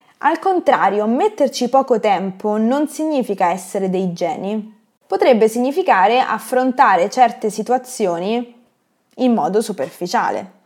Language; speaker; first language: Italian; native; Italian